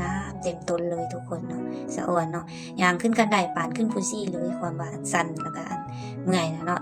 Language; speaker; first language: Thai; non-native, local second language; Northeastern Thai